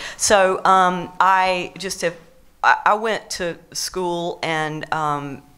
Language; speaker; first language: English; native; English